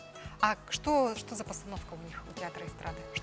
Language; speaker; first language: Russian; native; Russian